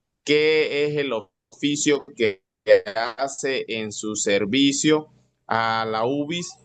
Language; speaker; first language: Spanish; native; Spanish